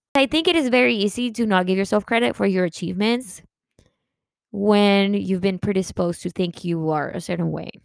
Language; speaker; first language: English; early bilingual, other home language; Spanish